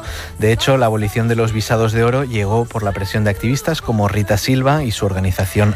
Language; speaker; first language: Spanish; native; Spanish